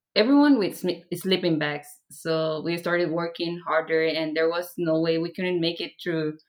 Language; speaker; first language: English; non-native, fluent; Persian